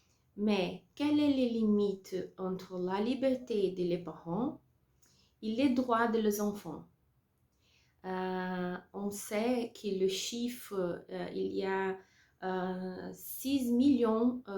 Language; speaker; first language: French; non-native, learner; Portuguese